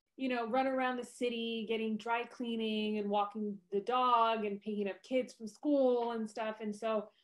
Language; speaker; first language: English; native; English